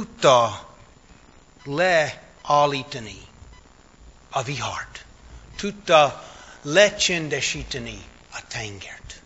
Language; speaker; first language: Hungarian; non-native, fluent; English